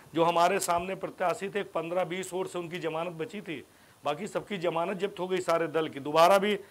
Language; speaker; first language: Hindi; native; Hindi